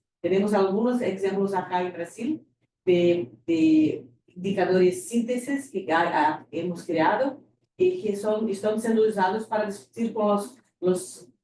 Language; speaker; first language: Spanish; non-native, fluent; Portuguese